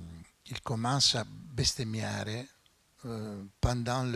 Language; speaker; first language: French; non-native, fluent; Italian